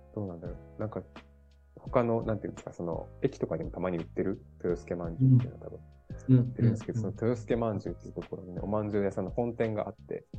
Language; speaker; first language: Japanese; native; Japanese